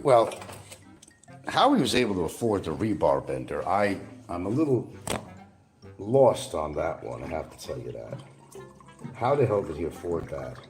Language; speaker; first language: English; native; English